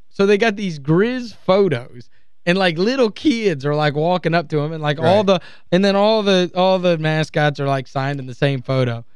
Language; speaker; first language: English; native; English